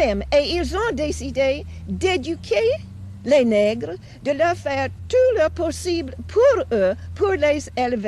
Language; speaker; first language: French; non-native, fluent; English